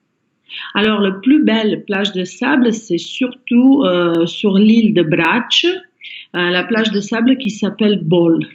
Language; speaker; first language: French; non-native, fluent; Croatian